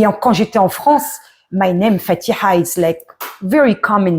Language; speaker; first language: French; early bilingual, other home language; Arabic